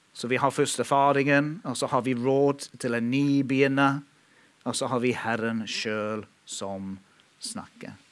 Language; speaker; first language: Norwegian; non-native, fluent; English